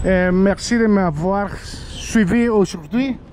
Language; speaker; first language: French; non-native, learner; Spanish